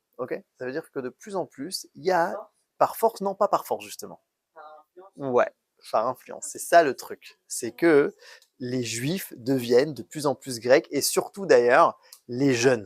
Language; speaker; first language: French; native; French